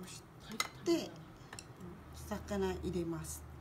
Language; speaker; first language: Japanese; non-native, learner; Thai